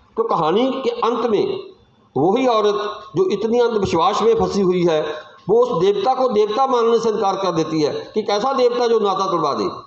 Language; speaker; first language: Hindi; non-native, local second language; Punjabi